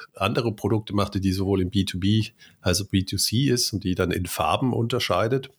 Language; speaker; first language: German; native; German